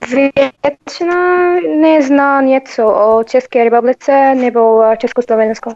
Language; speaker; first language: Czech; non-native, learner; Arabic